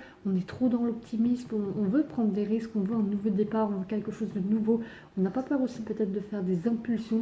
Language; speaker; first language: French; native; French